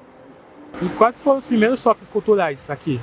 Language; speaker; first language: Portuguese; native; Portuguese